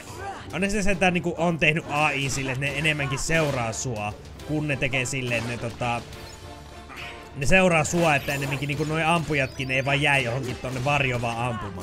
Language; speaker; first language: Finnish; native; Finnish